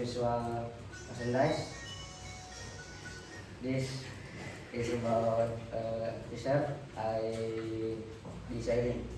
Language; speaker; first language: English; non-native, learner; Indonesian